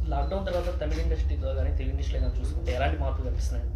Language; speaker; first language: Telugu; native; Telugu